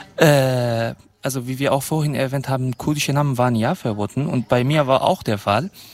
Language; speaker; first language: German; non-native, fluent; Kurdish